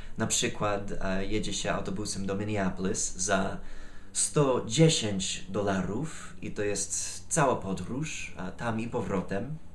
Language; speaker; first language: Polish; non-native, fluent; English